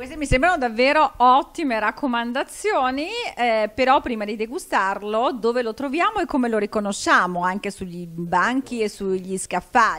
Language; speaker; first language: Italian; native; Italian